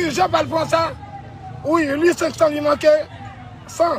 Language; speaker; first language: French; non-native, learner; Haitian Creole